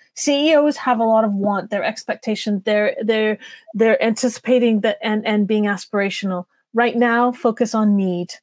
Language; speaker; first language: English; native; English